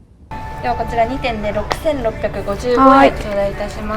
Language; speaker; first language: Japanese; native; Japanese